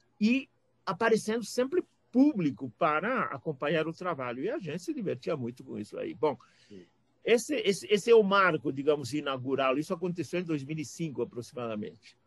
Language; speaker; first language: Portuguese; native; Portuguese